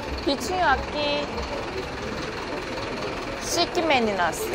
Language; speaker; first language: Portuguese; non-native, learner; Korean